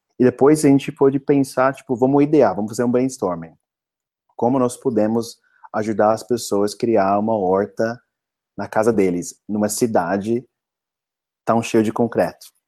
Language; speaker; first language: Portuguese; non-native, fluent; English